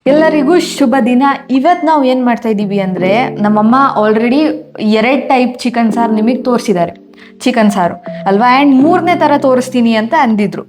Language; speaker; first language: Kannada; non-native, local second language; Marathi